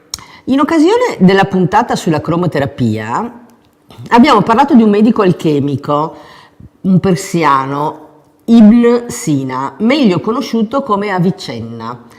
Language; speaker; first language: Italian; native; Italian